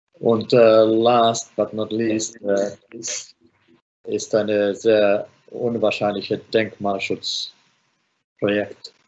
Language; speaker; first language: German; non-native, fluent; Finnish